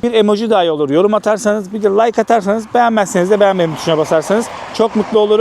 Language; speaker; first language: Turkish; native; Turkish